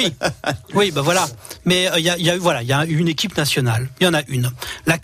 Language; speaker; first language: French; native; French